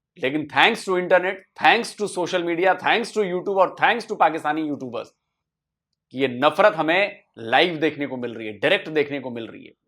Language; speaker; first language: Hindi; native; Hindi